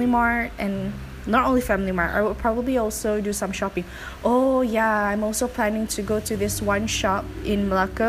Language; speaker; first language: English; non-native, local second language; Malay